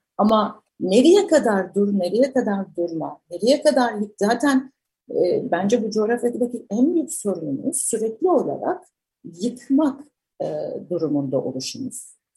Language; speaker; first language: Turkish; native; Turkish